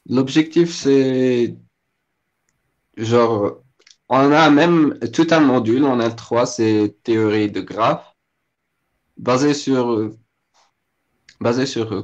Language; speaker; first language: French; non-native, local second language; Arabic